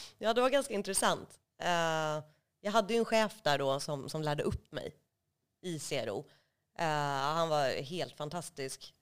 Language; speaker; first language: Swedish; native; Swedish